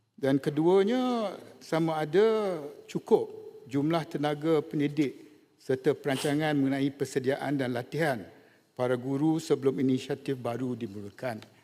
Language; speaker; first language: Malay; native; Malay